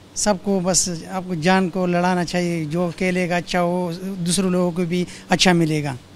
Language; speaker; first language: Urdu; non-native, fluent; Bangla